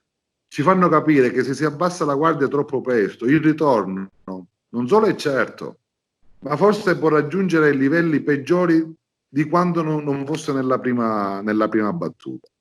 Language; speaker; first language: Italian; native; Italian